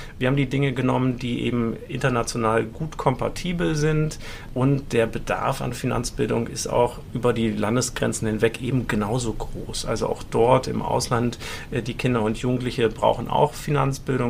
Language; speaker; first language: German; native; German